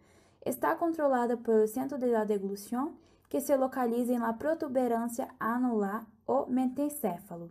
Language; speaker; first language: Portuguese; non-native, learner; Spanish